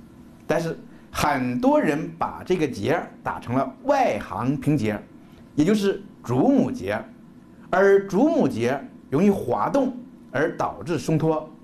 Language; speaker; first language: Chinese; native; Chinese